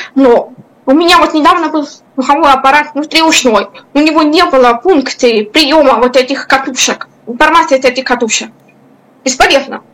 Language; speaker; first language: Russian; non-native, local second language; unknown